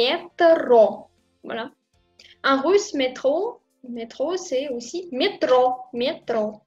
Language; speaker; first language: French; non-native, fluent; Russian